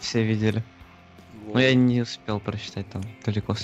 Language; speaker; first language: Russian; native; Russian